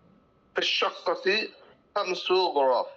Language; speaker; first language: Arabic; non-native, learner; English